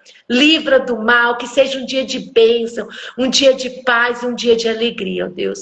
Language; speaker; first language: Portuguese; native; Portuguese